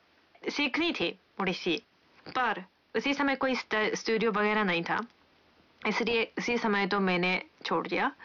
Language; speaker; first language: Hindi; non-native, fluent; Japanese